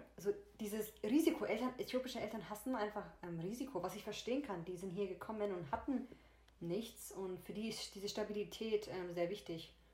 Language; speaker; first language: German; early bilingual, other home language; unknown